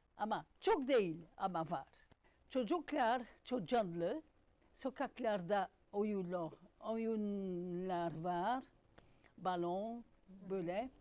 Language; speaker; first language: Turkish; non-native, learner; French